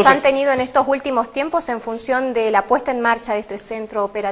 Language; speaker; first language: Spanish; native; Spanish